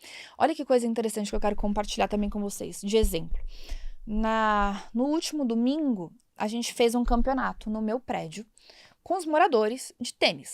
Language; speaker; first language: Portuguese; native; Portuguese